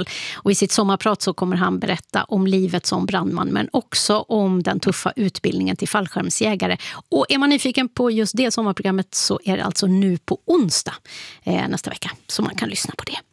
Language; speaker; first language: Swedish; native; Swedish